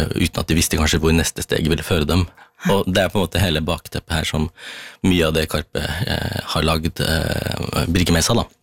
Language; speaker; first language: Norwegian; early bilingual, other home language; Tamil